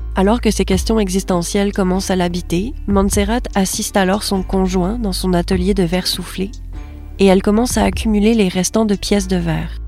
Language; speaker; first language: French; non-native, fluent; Spanish